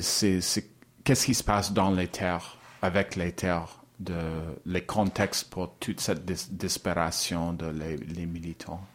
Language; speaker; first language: French; non-native, learner; English